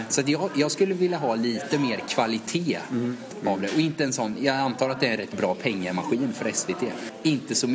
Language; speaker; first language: Swedish; native; Swedish